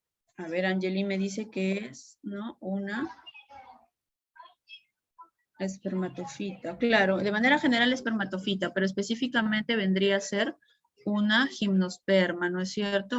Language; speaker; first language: Spanish; native; Spanish